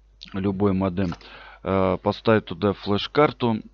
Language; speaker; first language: Russian; native; Russian